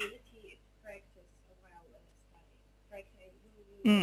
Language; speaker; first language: English; non-native, fluent; Ukrainian